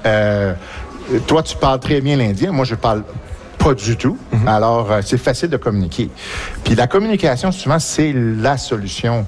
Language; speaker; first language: French; native; French